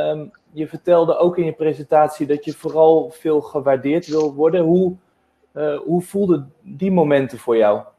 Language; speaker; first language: Dutch; native; Dutch